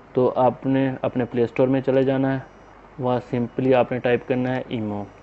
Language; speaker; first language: Urdu; non-native, local second language; Punjabi